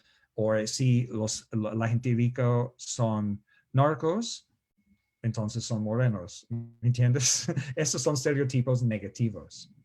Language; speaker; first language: Spanish; non-native, fluent; English